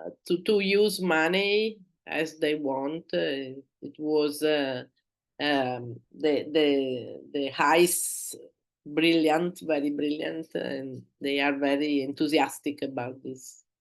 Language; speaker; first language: English; non-native, learner; Italian